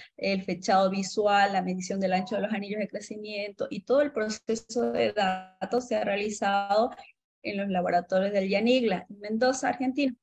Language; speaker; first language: Spanish; native; Spanish